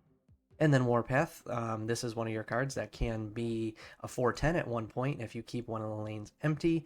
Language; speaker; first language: English; native; English